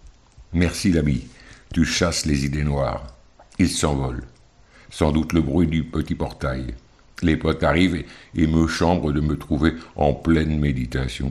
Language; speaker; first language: French; native; French